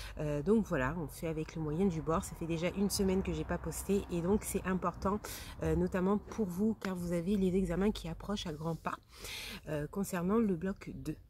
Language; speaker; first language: French; native; French